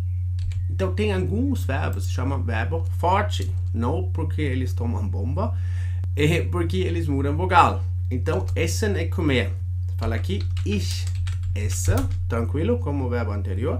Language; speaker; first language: Portuguese; non-native, fluent; German